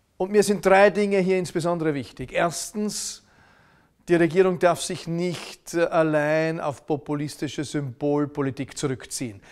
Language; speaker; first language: German; native; German